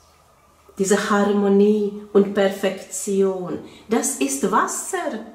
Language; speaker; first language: German; non-native, fluent; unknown